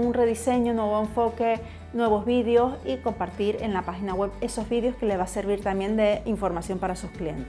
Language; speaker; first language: Spanish; native; Spanish